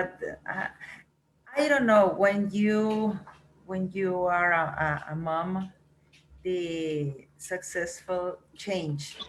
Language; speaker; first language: English; non-native, learner; Spanish